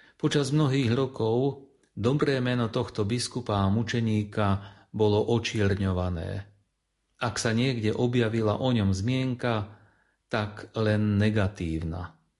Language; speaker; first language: Slovak; native; Slovak